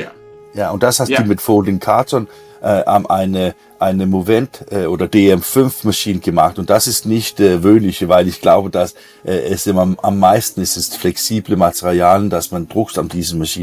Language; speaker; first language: German; non-native, learner; Danish